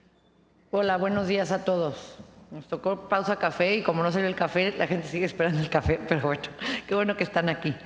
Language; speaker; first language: Spanish; native; Spanish